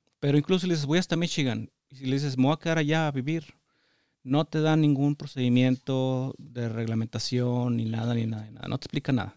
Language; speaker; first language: Spanish; native; Spanish